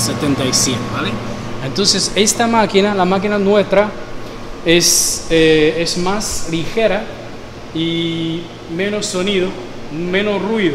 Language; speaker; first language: Spanish; non-native, fluent; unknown